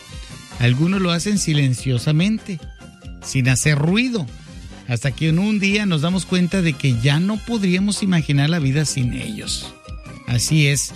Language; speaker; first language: Spanish; native; Spanish